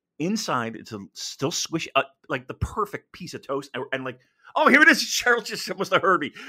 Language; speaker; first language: English; native; English